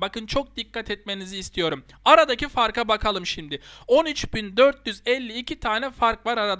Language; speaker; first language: Turkish; native; Turkish